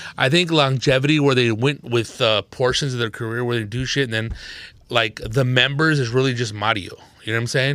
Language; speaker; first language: English; early bilingual, other home language; Spanish